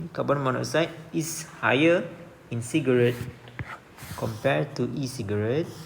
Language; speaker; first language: English; non-native, local second language; Malay